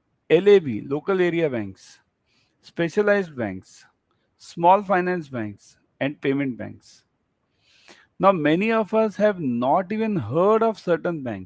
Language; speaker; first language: English; non-native, local second language; Hindi